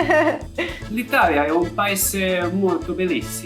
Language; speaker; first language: Italian; non-native, learner; German